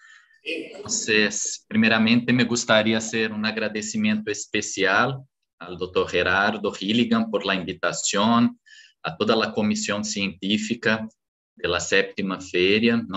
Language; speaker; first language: Spanish; non-native, fluent; Portuguese